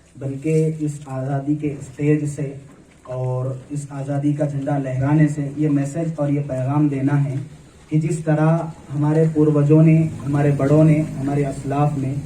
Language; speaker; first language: Hindi; native; Hindi